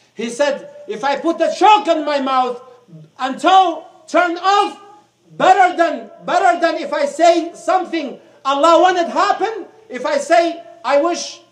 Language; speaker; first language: English; non-native, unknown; Arabic